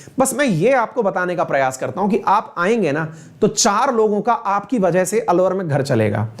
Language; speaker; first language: Hindi; native; Hindi